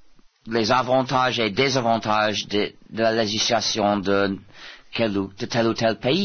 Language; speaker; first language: French; non-native, fluent; English